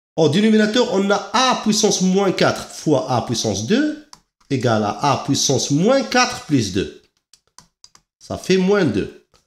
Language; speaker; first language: French; non-native, local second language; Arabic